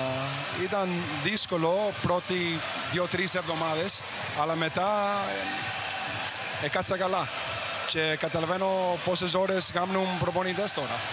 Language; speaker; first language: Greek; non-native, learner; English